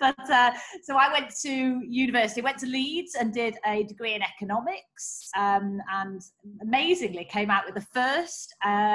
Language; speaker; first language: English; native; English